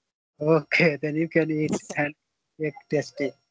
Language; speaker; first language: English; non-native, learner; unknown